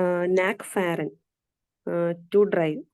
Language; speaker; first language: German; non-native, learner; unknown